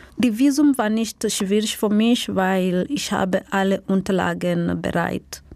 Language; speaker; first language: German; non-native, learner; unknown